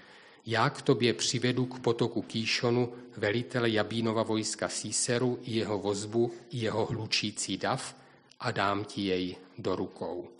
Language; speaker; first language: Czech; native; Czech